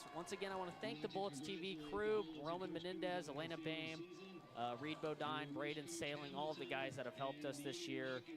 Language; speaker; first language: English; native; English